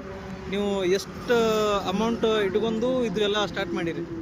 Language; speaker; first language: Kannada; native; Kannada